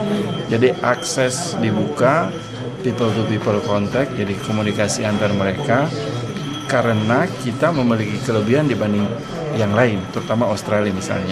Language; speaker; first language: Indonesian; native; Indonesian